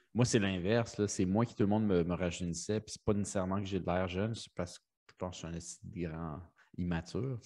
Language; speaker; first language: French; early bilingual, other home language; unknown